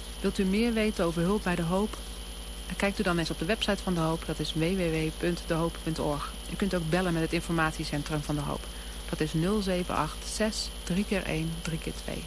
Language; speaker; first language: Dutch; native; Dutch